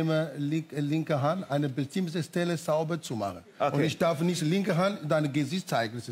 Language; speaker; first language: German; non-native, fluent; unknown